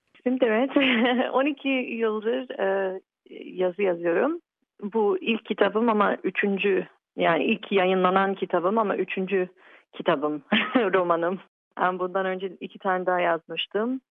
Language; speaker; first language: Turkish; early bilingual, heritage; Turkish